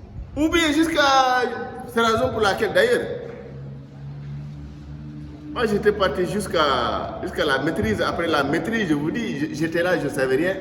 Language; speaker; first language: French; non-native, local second language; Wolof